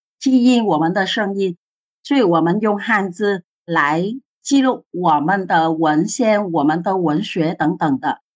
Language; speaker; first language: Chinese; non-native, fluent; Vietnamese